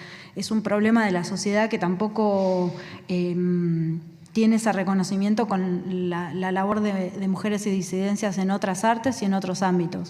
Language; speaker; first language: Spanish; native; Spanish